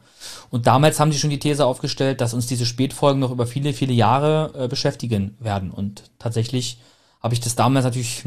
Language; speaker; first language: German; native; German